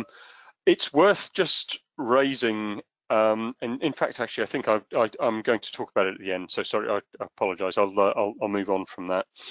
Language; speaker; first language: English; native; English